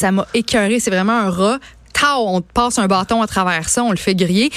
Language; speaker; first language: French; native; French